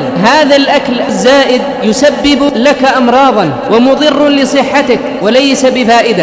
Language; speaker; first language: Arabic; native; Arabic